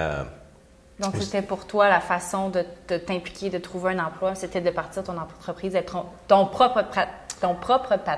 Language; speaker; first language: French; native; French